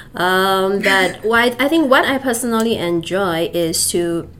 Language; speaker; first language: English; native; English